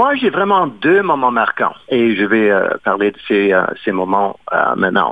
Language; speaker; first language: French; non-native, fluent; English